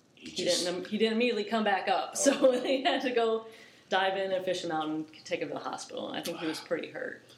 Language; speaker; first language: English; native; English